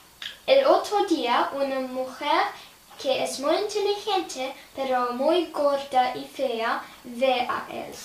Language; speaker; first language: Spanish; non-native, learner; English